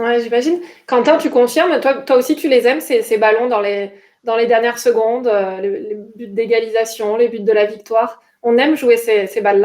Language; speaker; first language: French; native; French